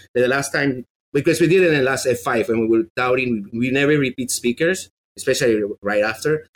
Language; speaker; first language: English; non-native, fluent; Spanish